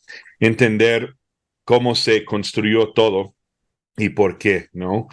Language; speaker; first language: Spanish; early bilingual, heritage; Spanish